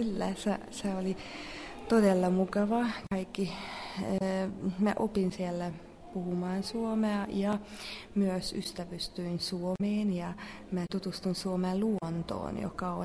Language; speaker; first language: Finnish; non-native, fluent; Hungarian